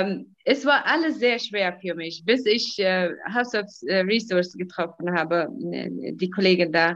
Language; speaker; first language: German; non-native, fluent; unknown